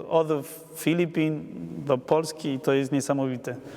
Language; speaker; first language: Polish; non-native, learner; Spanish